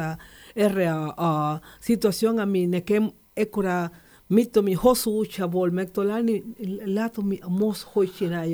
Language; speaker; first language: Hungarian; non-native, learner; Spanish